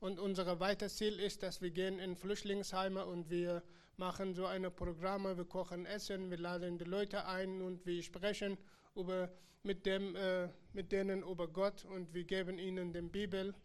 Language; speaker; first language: German; non-native, learner; Persian